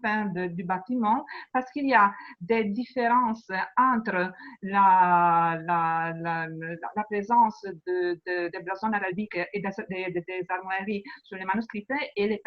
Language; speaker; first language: French; non-native, fluent; Italian